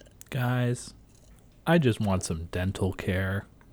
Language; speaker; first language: English; native; English